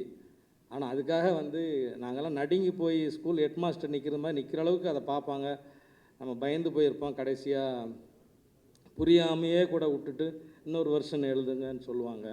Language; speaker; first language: Tamil; native; Tamil